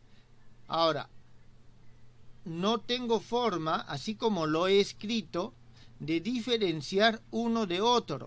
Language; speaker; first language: Spanish; native; Spanish